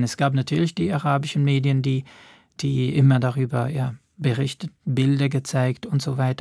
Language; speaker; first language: German; non-native, fluent; Arabic